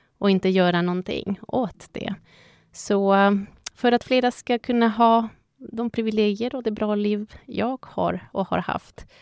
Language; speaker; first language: Swedish; non-native, fluent; Spanish